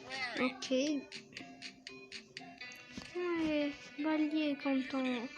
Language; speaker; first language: French; native; French